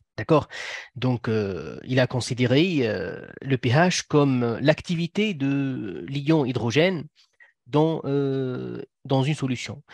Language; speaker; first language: French; non-native, local second language; Arabic